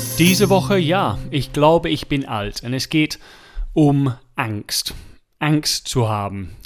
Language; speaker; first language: German; non-native, fluent; English